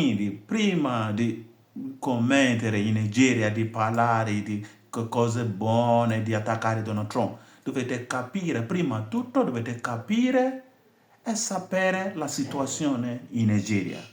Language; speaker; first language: Italian; non-native, fluent; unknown